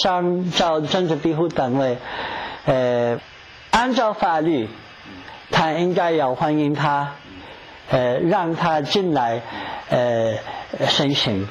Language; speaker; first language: Chinese; non-native, fluent; English